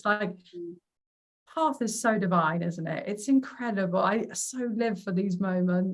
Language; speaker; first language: English; native; English